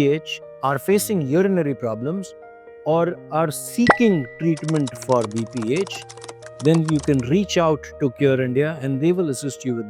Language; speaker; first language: English; non-native, local second language; Hindi